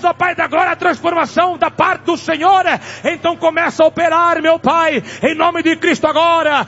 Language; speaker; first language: Portuguese; non-native, local second language; Tsonga